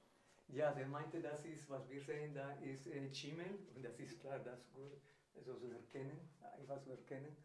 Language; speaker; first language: German; non-native, fluent; Spanish